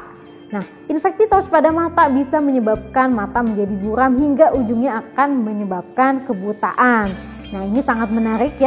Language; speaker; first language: Indonesian; native; Indonesian